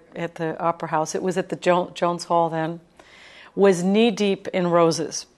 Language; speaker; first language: English; native; English